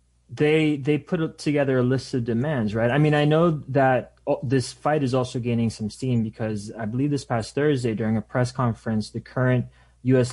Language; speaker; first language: English; native; English